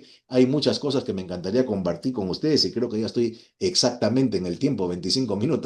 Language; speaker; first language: Spanish; native; Spanish